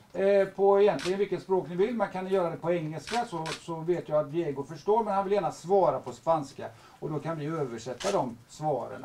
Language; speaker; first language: Swedish; native; Swedish